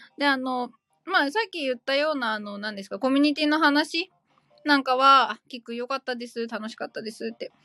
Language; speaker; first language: Japanese; native; Japanese